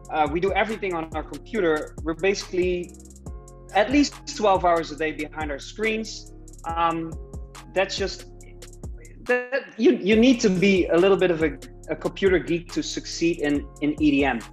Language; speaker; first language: English; non-native, fluent; Dutch